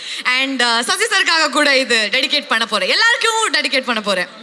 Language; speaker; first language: Tamil; non-native, learner; Kannada